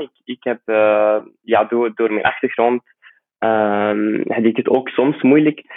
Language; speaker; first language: Dutch; non-native, fluent; Arabic